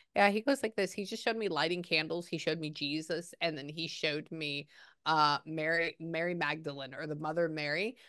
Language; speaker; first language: English; native; English